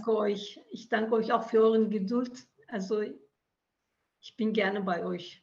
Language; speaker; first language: German; early bilingual, other home language; Turkish